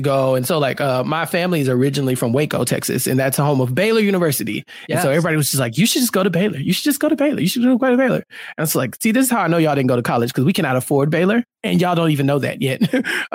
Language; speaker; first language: English; native; English